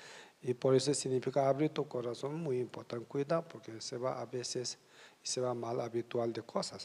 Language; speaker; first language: Spanish; non-native, learner; Tibetan